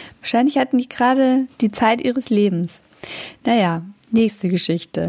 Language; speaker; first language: German; native; German